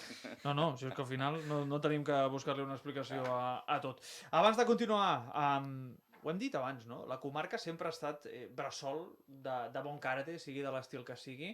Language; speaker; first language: Catalan; native; Catalan